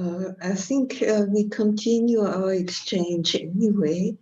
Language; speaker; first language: English; non-native, fluent; German